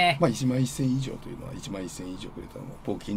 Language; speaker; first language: Japanese; native; Japanese